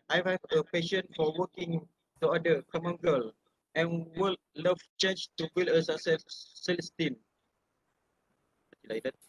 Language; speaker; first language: English; non-native, learner; Malay